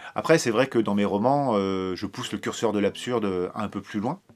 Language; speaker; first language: French; native; French